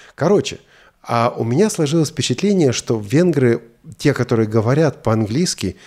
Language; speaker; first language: Russian; native; Russian